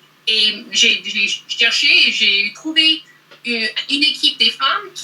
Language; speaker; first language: French; non-native, learner; English